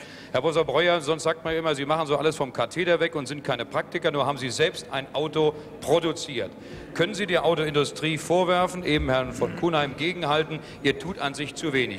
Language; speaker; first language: German; native; German